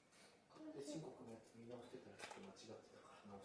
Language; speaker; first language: Japanese; native; Japanese